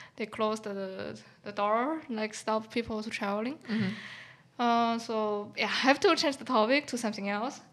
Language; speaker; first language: English; non-native, fluent; Chinese